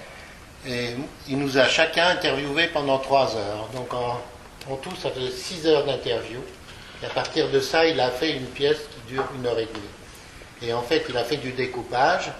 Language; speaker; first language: French; early bilingual, other home language; Polish